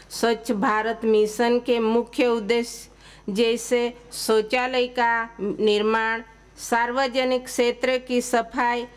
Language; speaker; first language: Hindi; non-native, local second language; Gujarati